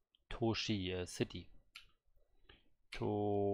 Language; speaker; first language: Korean; non-native, learner; German